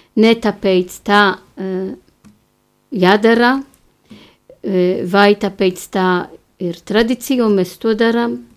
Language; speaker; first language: Latvian; non-native, fluent; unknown